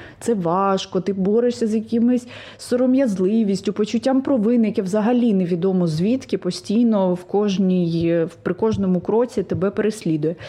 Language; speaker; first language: Ukrainian; native; Ukrainian